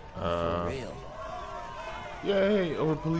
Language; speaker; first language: English; native; English